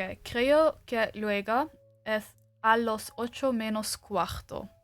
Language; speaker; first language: Spanish; non-native, learner; English